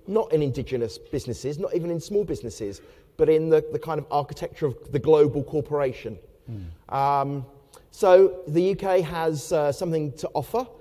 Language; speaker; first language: English; native; English